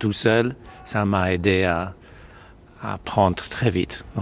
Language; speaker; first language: French; non-native, fluent; Maltese